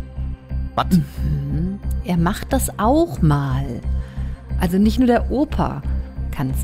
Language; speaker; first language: German; native; German